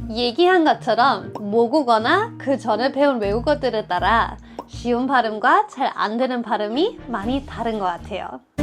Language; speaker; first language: Korean; non-native, fluent; German